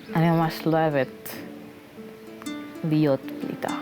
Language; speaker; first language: Hebrew; early bilingual, other home language; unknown